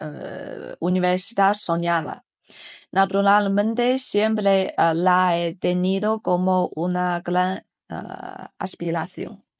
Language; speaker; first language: Spanish; non-native, fluent; Chinese